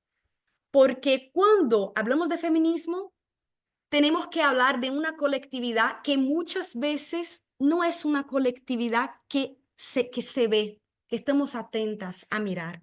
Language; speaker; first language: Spanish; non-native, fluent; Portuguese